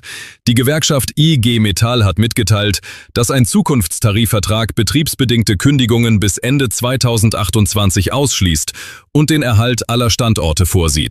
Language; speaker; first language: German; native; German